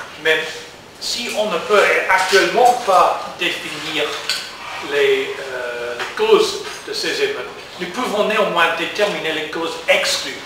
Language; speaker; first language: French; non-native, learner; English